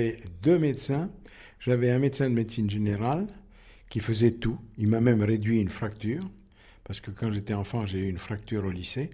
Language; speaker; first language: French; native; French